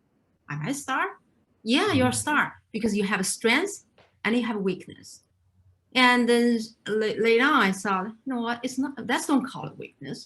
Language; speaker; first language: English; non-native, fluent; Chinese